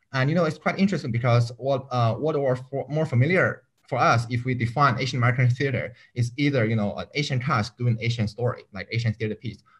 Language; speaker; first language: English; non-native, fluent; Chinese